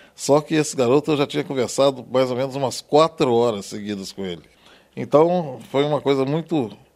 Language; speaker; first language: Portuguese; native; Portuguese